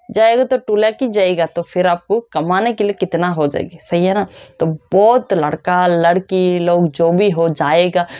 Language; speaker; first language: Hindi; non-native, local second language; Kannada